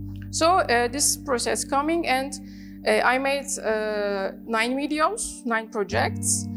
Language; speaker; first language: English; non-native, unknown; Turkish